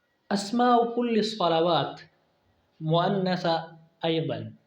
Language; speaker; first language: Arabic; non-native, fluent; Urdu